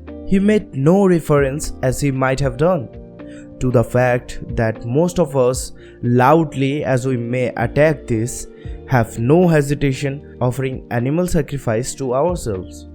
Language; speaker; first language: English; non-native, local second language; Bangla